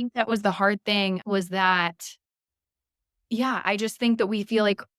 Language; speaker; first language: English; native; English